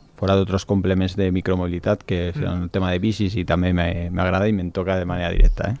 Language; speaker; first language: Catalan; non-native, local second language; Spanish